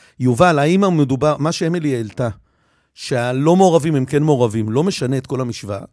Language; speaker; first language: Hebrew; native; Hebrew